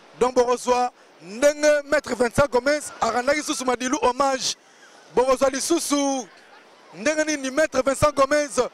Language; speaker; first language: Lingala; native; Lingala